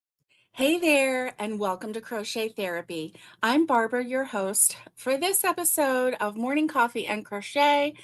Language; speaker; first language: English; native; English